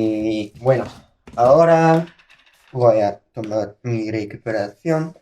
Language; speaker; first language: Spanish; non-native, learner; Dutch